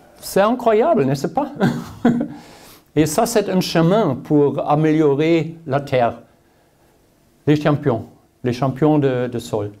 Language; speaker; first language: French; non-native, learner; German